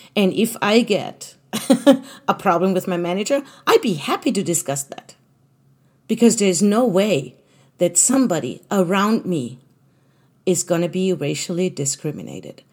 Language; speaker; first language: English; non-native, fluent; German